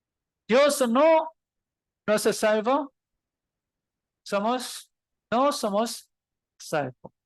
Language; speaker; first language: Spanish; non-native, learner; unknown